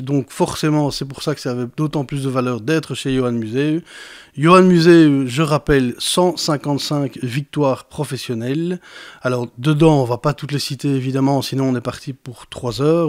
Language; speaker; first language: French; native; French